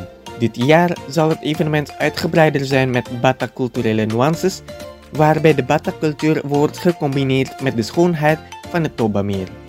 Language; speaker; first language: Dutch; non-native, fluent; Indonesian